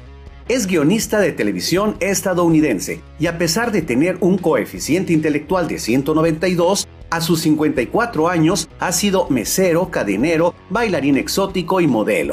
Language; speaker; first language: Spanish; native; Spanish